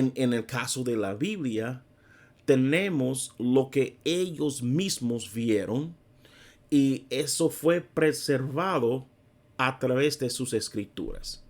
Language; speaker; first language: Spanish; non-native, fluent; English